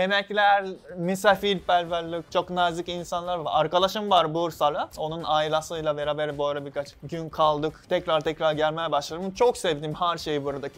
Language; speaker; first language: Turkish; non-native, fluent; Japanese